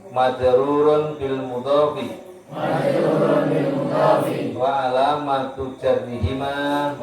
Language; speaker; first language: Arabic; non-native, fluent; Javanese